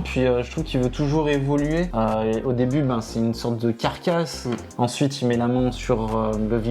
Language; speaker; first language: French; native; French